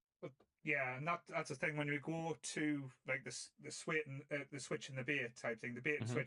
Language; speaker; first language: English; native; English